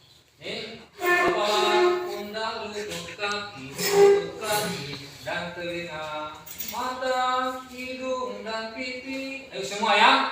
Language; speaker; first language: Indonesian; native; Indonesian